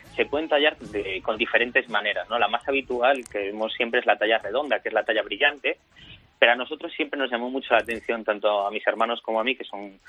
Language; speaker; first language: Spanish; native; Spanish